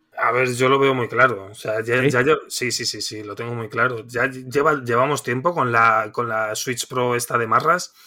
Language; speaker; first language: Spanish; native; Spanish